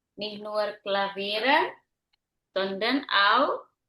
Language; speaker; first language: German; non-native, fluent; Indonesian